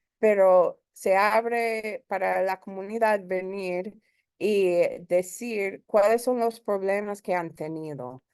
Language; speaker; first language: Spanish; early bilingual, heritage; Spanish